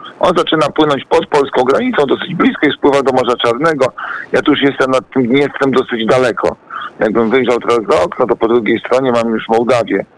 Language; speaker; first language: Polish; native; Polish